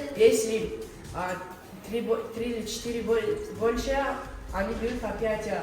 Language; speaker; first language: Russian; non-native, local second language; Tajik